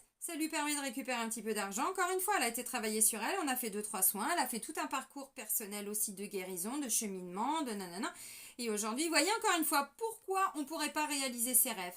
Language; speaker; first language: French; native; French